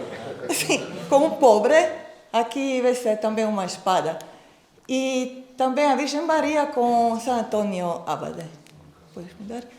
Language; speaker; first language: Portuguese; non-native, fluent; Croatian